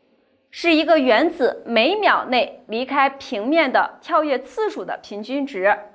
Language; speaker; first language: Chinese; native; Chinese